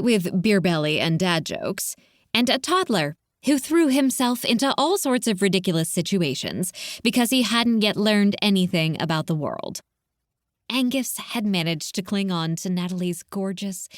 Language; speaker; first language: English; native; English